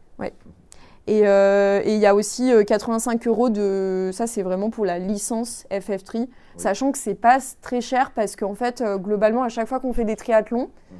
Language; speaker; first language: French; native; French